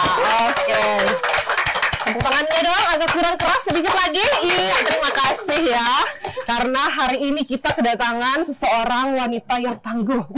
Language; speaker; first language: Indonesian; native; Indonesian